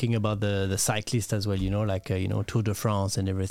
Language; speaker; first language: English; non-native, fluent; French